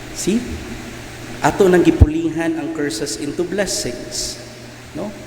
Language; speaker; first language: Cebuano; native; Cebuano